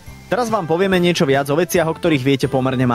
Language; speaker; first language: Slovak; native; Slovak